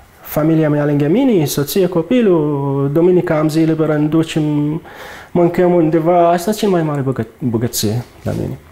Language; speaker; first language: Romanian; non-native, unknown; Arabic